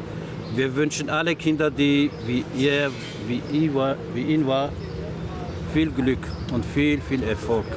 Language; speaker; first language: German; non-native, learner; Turkish